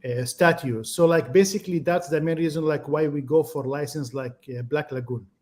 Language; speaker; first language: English; non-native, fluent; Arabic